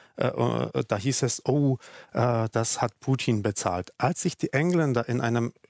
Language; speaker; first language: German; non-native, fluent; Czech